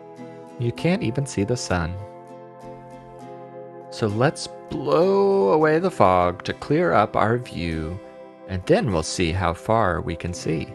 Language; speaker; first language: English; native; English